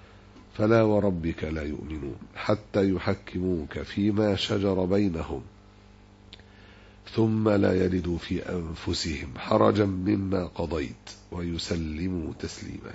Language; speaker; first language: Arabic; native; Arabic